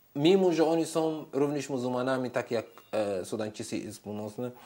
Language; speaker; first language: Polish; non-native, fluent; Arabic